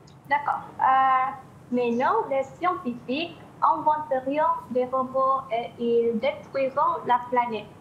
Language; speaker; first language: French; non-native, learner; Malay